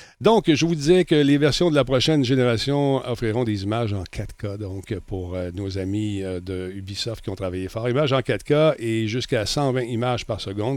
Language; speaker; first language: French; native; French